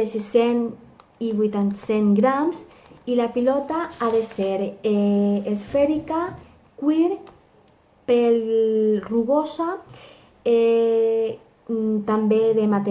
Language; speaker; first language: Catalan; non-native, learner; Spanish